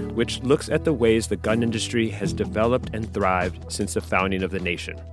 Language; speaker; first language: English; native; English